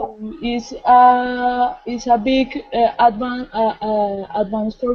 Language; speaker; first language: English; non-native, learner; Spanish